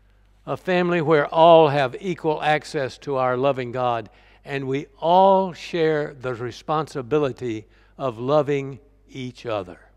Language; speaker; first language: English; native; English